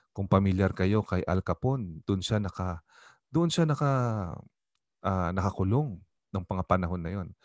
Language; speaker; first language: Filipino; native; Filipino